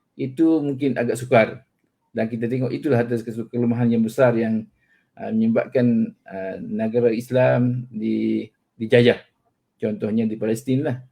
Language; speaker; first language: Malay; native; Malay